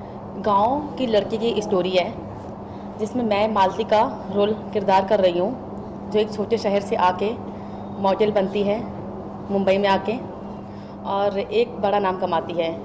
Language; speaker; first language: Hindi; native; Hindi